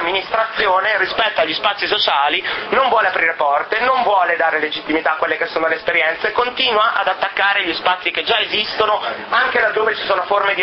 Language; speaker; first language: Italian; native; Italian